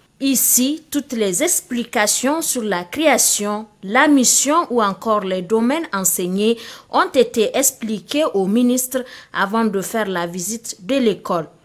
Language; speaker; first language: French; non-native, local second language; Hausa